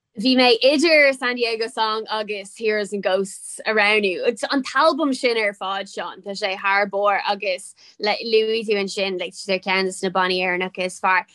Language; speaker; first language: Irish; non-native, local second language; English